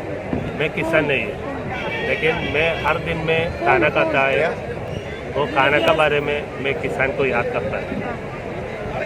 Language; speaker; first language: Hindi; non-native, local second language; Malayalam